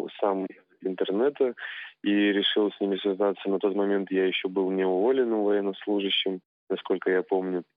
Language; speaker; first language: Russian; native; Russian